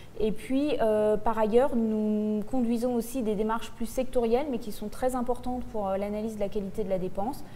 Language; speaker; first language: French; native; French